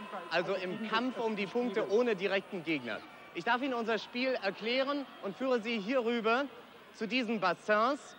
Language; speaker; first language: German; native; German